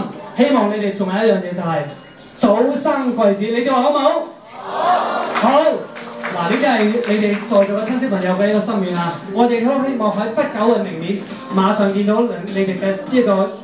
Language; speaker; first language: Cantonese; native; Cantonese